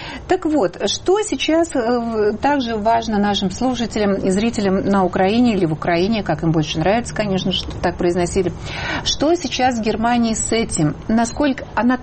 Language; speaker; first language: Russian; native; Russian